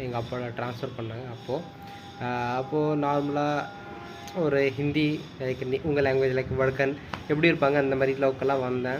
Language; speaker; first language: Tamil; non-native, local second language; Hindi